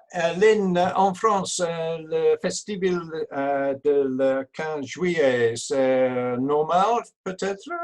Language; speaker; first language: French; non-native, learner; English